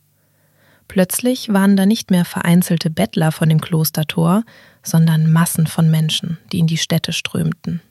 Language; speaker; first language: German; native; German